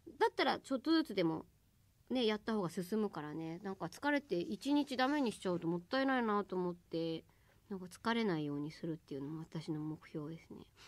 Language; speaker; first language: Japanese; native; Japanese